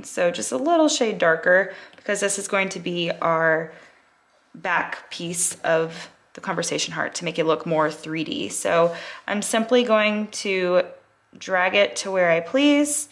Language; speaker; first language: English; native; English